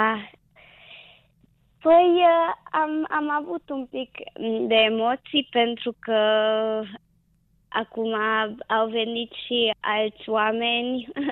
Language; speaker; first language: Romanian; non-native, local second language; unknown